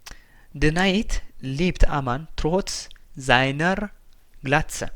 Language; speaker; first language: German; non-native, fluent; Tigrinya